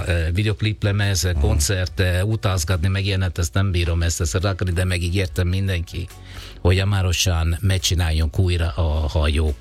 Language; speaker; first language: Hungarian; non-native, learner; Italian